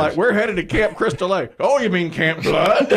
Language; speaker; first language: English; native; English